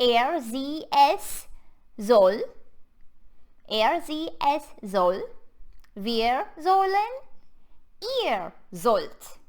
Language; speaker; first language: German; non-native, fluent; English